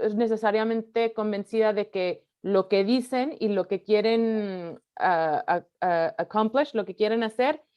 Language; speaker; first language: Spanish; early bilingual, heritage; Spanish